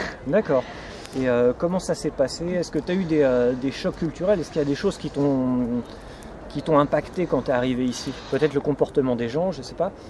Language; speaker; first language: French; native; French